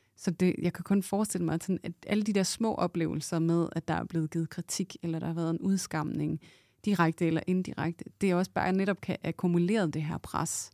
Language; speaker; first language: Danish; native; Danish